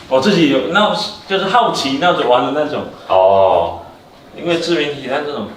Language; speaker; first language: Chinese; native; Chinese